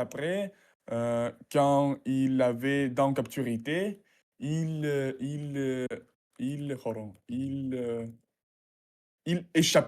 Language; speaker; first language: French; non-native, learner; Russian